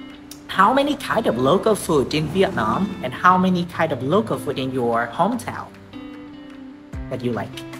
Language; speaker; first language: English; non-native, fluent; Vietnamese